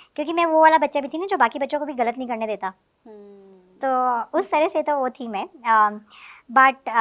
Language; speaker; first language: Hindi; native; Hindi